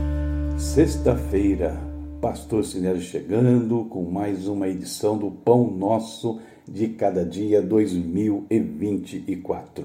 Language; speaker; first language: Portuguese; native; Portuguese